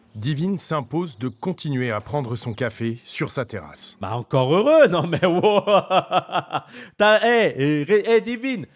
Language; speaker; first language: French; native; French